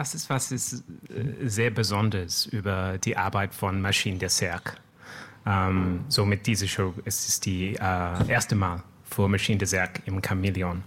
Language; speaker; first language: German; non-native, learner; English